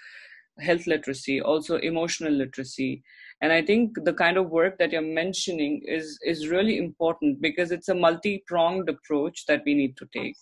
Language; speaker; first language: English; non-native, local second language; Hindi